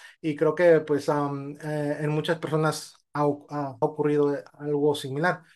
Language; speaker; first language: Spanish; early bilingual, heritage; Spanish